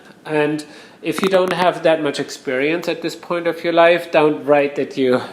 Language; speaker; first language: English; non-native, fluent; German